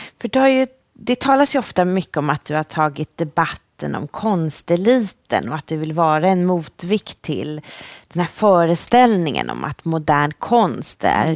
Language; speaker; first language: Swedish; native; Swedish